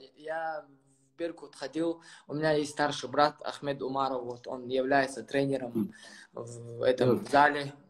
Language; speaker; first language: Russian; non-native, local second language; Chechen